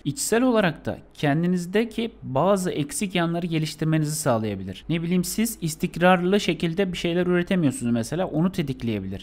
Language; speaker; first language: Turkish; native; Turkish